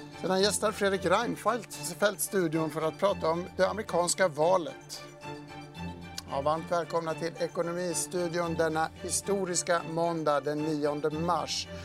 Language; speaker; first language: Swedish; native; Swedish